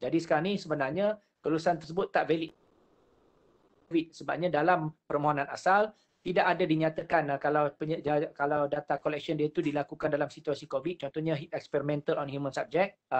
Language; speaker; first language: Malay; native; Malay